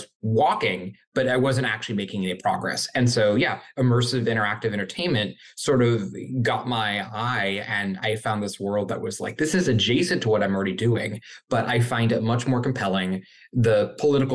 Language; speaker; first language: English; native; English